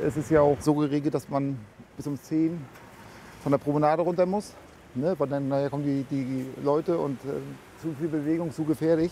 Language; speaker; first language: German; native; German